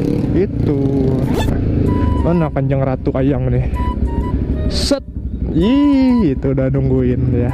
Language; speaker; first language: Indonesian; native; Indonesian